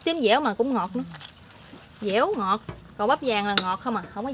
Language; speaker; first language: Vietnamese; native; Vietnamese